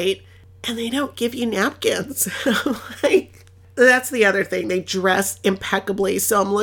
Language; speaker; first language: English; early bilingual, other home language; Spanish